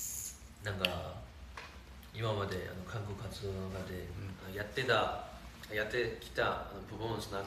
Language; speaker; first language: Japanese; non-native, fluent; Chinese